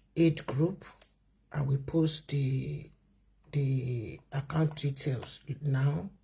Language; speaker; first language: English; non-native, local second language; Yoruba